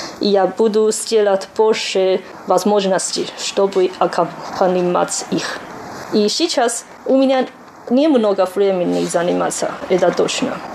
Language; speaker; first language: Russian; non-native, learner; Chinese